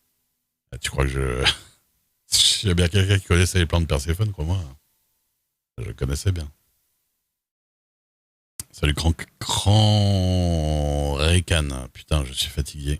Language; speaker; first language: French; native; French